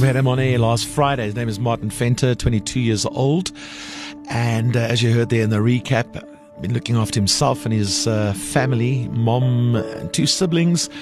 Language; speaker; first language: English; non-native, local second language; Afrikaans